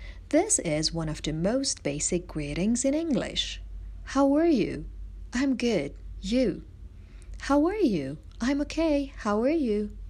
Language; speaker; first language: English; non-native, fluent; Persian